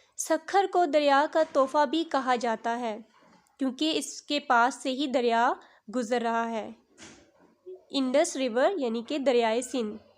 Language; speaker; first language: Urdu; native; Urdu